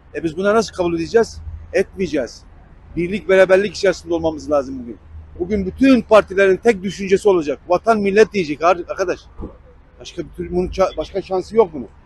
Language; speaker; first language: Turkish; native; Turkish